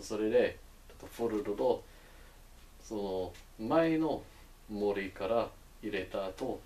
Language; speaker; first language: Japanese; non-native, learner; English